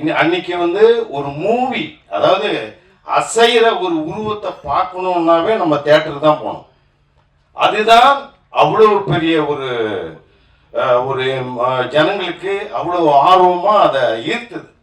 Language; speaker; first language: Tamil; native; Tamil